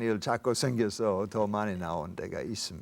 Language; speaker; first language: Korean; non-native, fluent; English